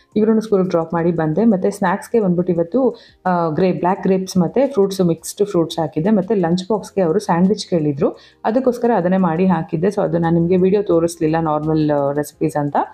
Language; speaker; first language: Kannada; native; Kannada